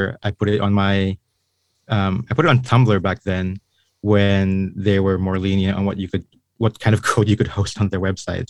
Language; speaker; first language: English; non-native, local second language; Filipino